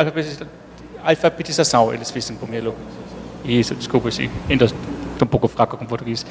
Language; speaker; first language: Portuguese; non-native, fluent; German